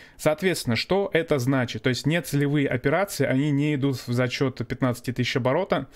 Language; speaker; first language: Russian; native; Russian